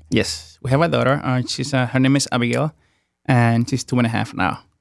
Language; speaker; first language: English; non-native, fluent; Spanish